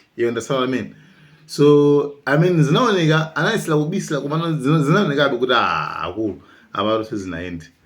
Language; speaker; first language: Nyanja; non-native, local second language; Tumbuka